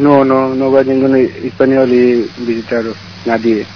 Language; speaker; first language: Spanish; non-native, learner; Bangla